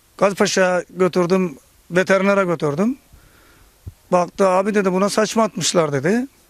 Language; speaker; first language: Turkish; native; Turkish